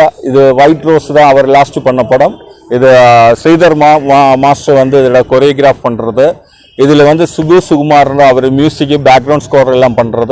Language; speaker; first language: Tamil; non-native, learner; Malayalam